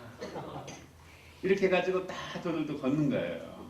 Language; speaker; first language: Korean; native; Korean